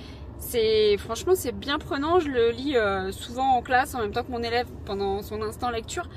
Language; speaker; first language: French; native; French